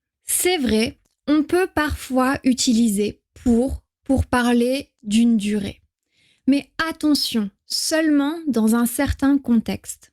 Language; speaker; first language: French; native; French